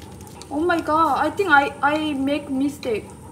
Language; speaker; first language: English; non-native, learner; Korean